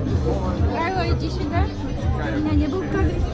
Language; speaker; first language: Russian; non-native, local second language; Estonian